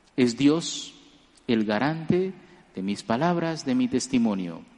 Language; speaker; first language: Spanish; native; Spanish